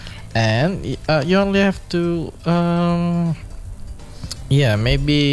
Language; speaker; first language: English; non-native, fluent; Indonesian